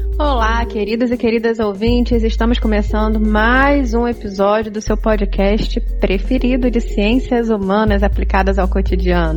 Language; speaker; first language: Portuguese; native; Portuguese